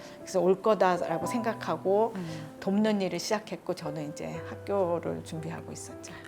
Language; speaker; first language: Korean; native; Korean